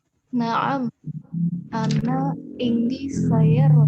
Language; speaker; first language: Arabic; non-native, learner; Indonesian